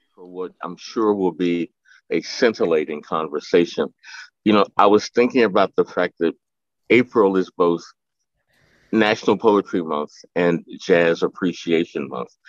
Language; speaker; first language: English; native; English